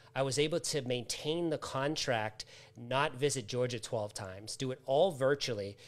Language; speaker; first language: English; native; English